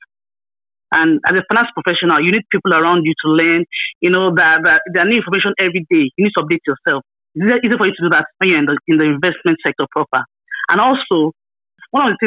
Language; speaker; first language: English; non-native, local second language; Yoruba